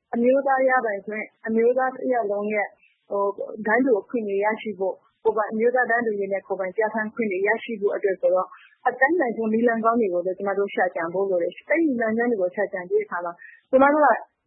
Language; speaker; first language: Burmese; native; Burmese